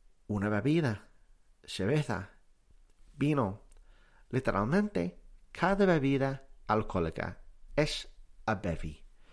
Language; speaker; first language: Spanish; non-native, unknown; English